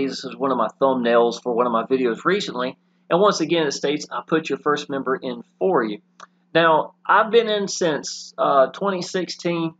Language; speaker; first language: English; native; English